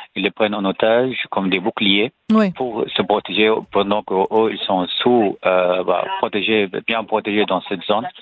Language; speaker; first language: French; non-native, fluent; Arabic